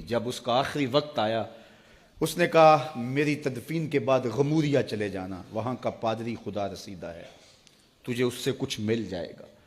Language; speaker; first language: Urdu; native; Urdu